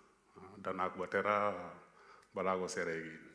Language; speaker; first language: Basque; non-native, learner; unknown